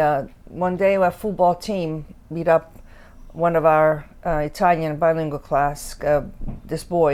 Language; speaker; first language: English; early bilingual, other home language; Italian